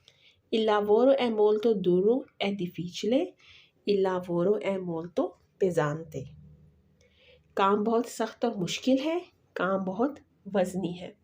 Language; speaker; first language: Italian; non-native, fluent; Urdu